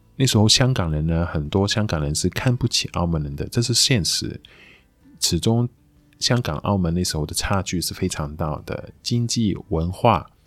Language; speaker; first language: Chinese; non-native, local second language; Cantonese